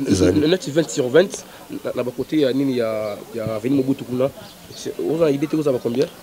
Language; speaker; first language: French; non-native, local second language; Lingala